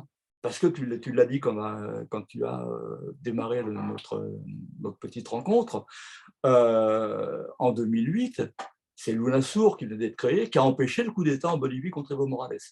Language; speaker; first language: French; native; French